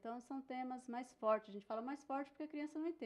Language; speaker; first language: Portuguese; native; Portuguese